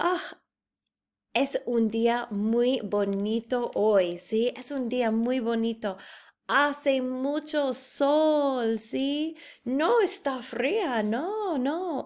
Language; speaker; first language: Spanish; non-native, fluent; English